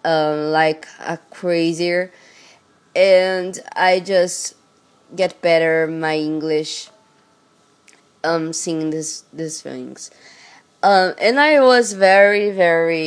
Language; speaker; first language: English; non-native, learner; Portuguese